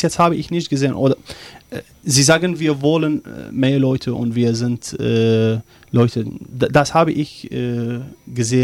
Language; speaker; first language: German; non-native, learner; Arabic